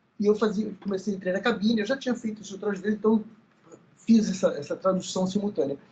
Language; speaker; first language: Portuguese; early bilingual, other home language; Spanish